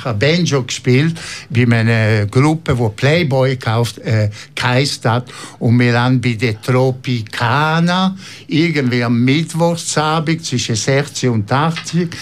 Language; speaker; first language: German; non-native, local second language; Italian